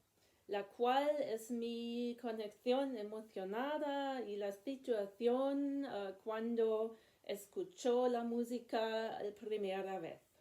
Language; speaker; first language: Spanish; non-native, learner; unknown